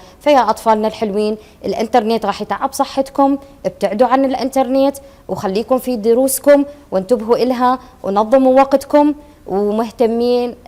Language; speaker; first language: Arabic; native; Arabic